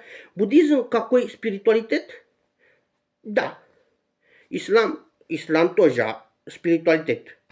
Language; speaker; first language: Russian; non-native, learner; Romanian